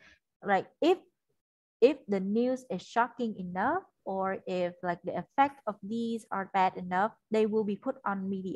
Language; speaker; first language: English; non-native, fluent; Vietnamese